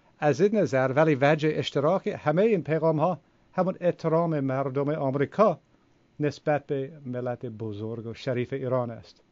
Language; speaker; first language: Persian; non-native, fluent; English